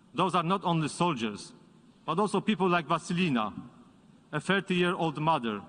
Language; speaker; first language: English; non-native, fluent; Polish